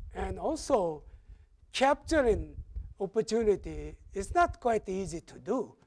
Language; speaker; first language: English; non-native, fluent; Japanese